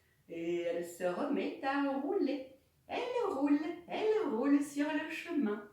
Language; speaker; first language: French; native; French